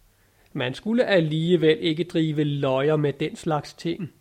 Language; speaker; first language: Danish; native; Danish